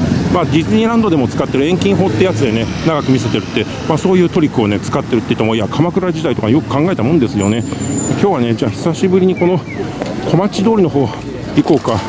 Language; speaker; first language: Japanese; native; Japanese